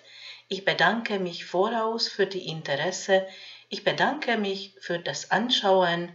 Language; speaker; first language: German; non-native, fluent; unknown